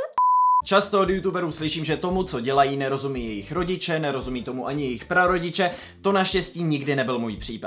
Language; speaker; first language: Czech; native; Czech